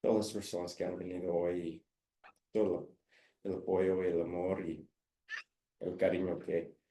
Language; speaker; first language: Spanish; early bilingual, heritage; Spanish